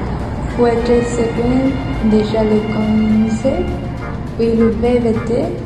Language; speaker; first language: French; non-native, learner; Spanish